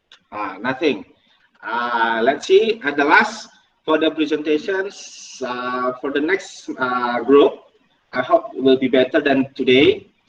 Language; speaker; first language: English; non-native, learner; Indonesian